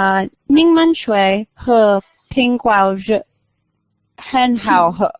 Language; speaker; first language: Chinese; non-native, learner; English